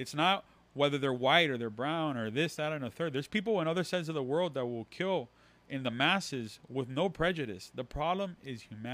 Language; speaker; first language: English; early bilingual, other home language; Spanish